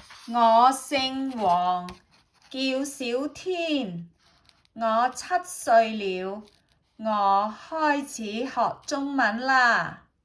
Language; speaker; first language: Chinese; non-native, learner; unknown